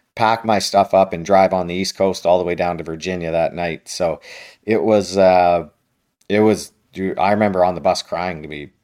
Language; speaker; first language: English; native; English